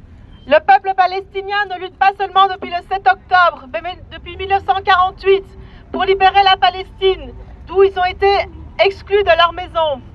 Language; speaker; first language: French; native; French